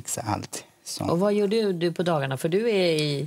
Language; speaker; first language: Swedish; native; Swedish